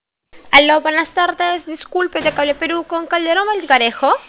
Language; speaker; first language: Spanish; native; Spanish